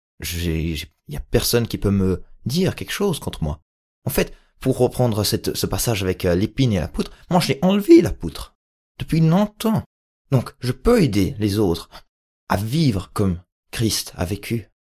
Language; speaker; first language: French; native; French